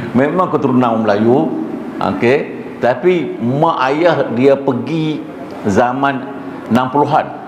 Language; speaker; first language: Malay; early bilingual, heritage; Malay